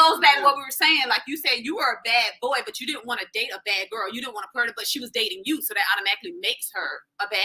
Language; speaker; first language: English; native; English